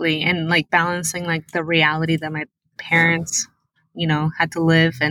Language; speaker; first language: English; early bilingual, other home language; Spanish